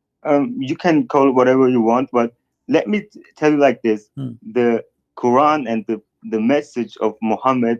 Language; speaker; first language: English; non-native, fluent; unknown